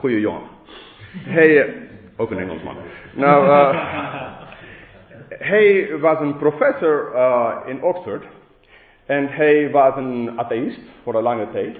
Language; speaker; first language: Dutch; non-native, fluent; English